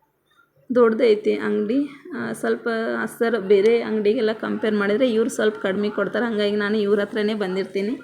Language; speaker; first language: Kannada; native; Kannada